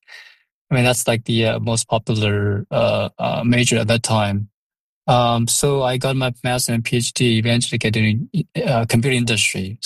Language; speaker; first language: English; non-native, fluent; Chinese